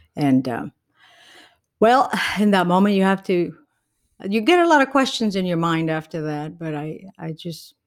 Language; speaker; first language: English; non-native, fluent; Spanish